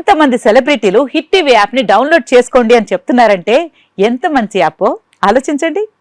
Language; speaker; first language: Telugu; native; Telugu